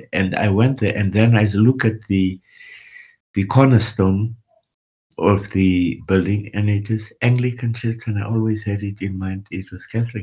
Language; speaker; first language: English; non-native, local second language; Afrikaans